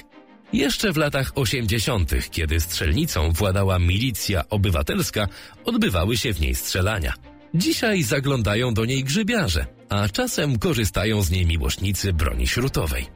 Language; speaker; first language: Polish; native; Polish